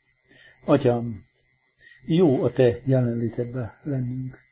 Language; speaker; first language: Hungarian; native; Hungarian